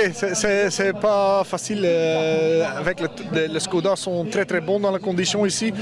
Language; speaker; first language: French; non-native, local second language; Dutch